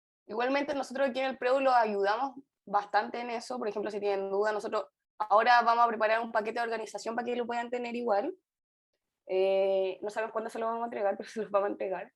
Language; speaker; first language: Spanish; native; Spanish